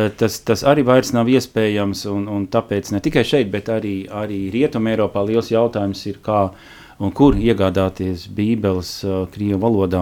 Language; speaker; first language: Latvian; non-native, local second language; Russian